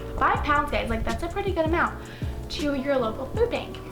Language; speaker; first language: English; native; English